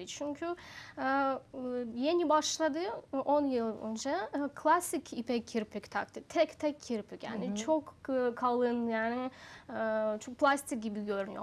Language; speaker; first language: Turkish; non-native, learner; Russian